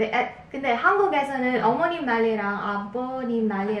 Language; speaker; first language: Korean; non-native, fluent; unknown